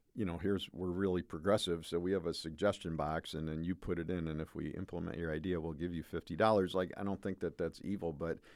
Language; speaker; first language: English; native; English